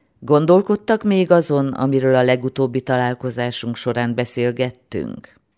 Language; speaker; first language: Hungarian; native; Hungarian